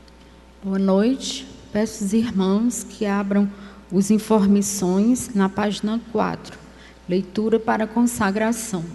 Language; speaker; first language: Portuguese; native; Portuguese